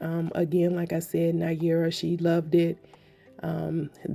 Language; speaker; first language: English; native; English